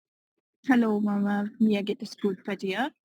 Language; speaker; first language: German; non-native, learner; Urdu